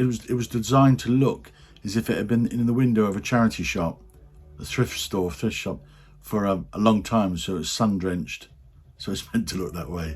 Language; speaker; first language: English; native; English